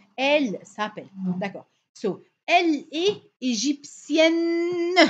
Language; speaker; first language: French; non-native, fluent; Arabic